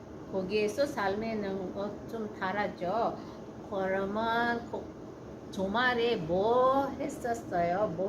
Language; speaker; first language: Korean; non-native, learner; Cebuano